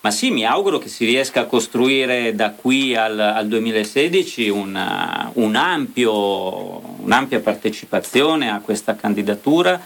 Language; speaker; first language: Italian; native; Italian